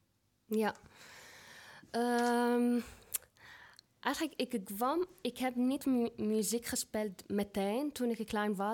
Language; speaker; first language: Dutch; non-native, learner; Arabic